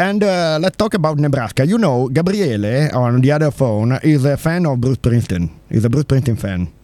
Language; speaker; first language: English; non-native, learner; Italian